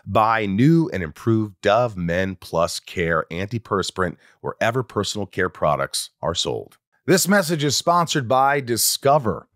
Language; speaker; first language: English; native; English